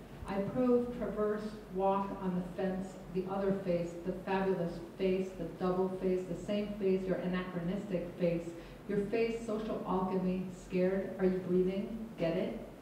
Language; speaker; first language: English; non-native, fluent; Spanish